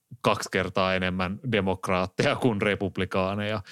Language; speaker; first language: Finnish; native; Finnish